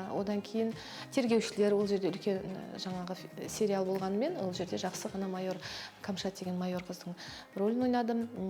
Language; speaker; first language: Kazakh; early bilingual, heritage; Kazakh